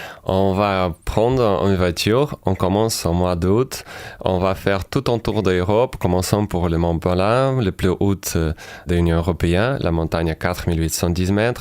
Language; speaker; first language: French; non-native, fluent; Ukrainian